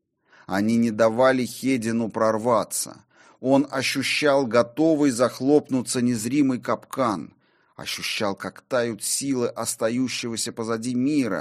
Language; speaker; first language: Russian; native; Russian